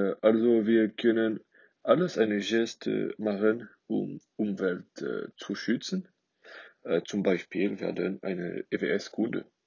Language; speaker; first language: German; non-native, learner; French